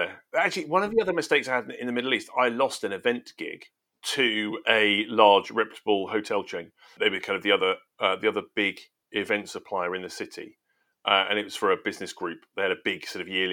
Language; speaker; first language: English; native; English